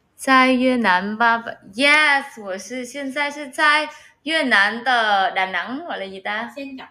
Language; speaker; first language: Chinese; non-native, learner; Vietnamese